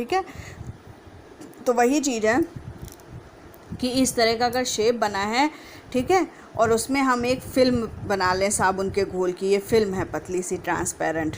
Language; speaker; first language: Hindi; native; Hindi